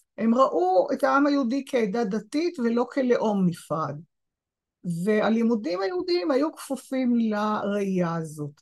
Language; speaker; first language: Hebrew; native; Hebrew